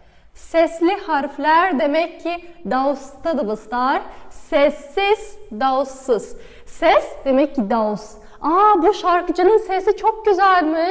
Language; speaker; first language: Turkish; non-native, fluent; Kazakh